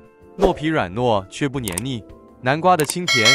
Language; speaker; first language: Chinese; native; Chinese